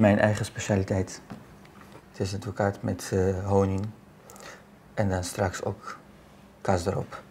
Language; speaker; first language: Dutch; non-native, fluent; Arabic